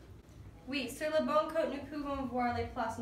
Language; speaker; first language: French; non-native, learner; English